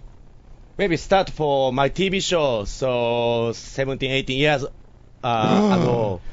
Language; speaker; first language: English; non-native, learner; Japanese